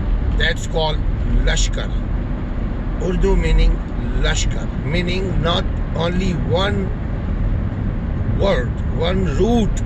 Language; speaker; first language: English; non-native, fluent; Urdu